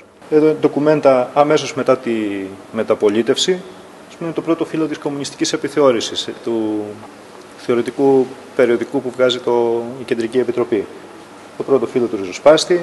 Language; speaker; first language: Greek; native; Greek